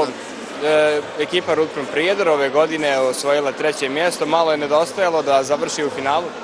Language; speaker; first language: Croatian; native; Croatian